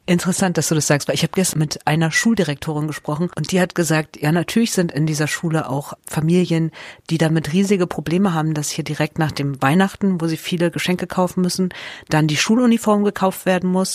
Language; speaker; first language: German; native; German